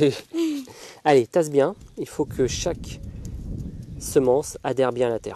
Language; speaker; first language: French; native; French